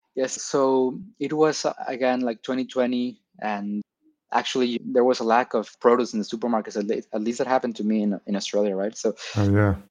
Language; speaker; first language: English; non-native, fluent; Spanish